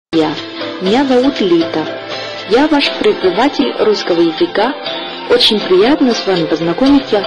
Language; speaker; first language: Russian; non-native, fluent; Chinese